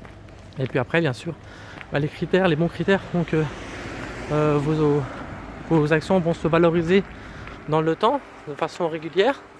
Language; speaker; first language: French; native; French